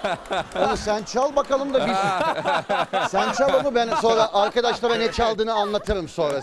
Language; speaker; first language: Turkish; native; Turkish